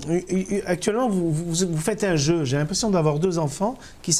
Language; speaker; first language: French; native; French